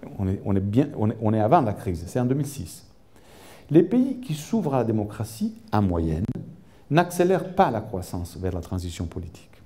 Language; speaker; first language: French; non-native, fluent; Italian